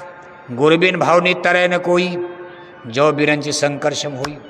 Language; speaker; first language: Hindi; native; Hindi